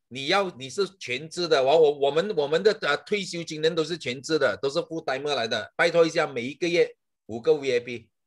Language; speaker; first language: Chinese; native; Chinese